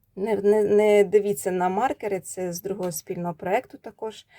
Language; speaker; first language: Ukrainian; native; Ukrainian